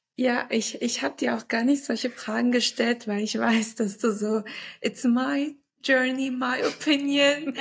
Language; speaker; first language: German; early bilingual, other home language; Turkish